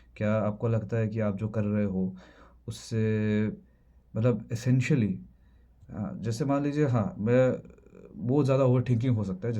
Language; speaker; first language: Hindi; non-native, local second language; Assamese